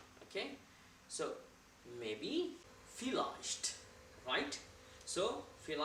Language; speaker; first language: German; non-native, learner; Hindi